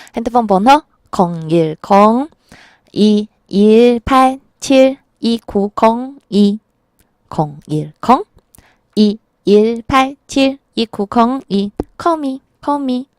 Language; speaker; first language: Korean; non-native, fluent; Chinese